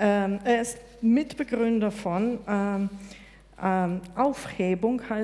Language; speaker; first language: German; non-native, fluent; Slovenian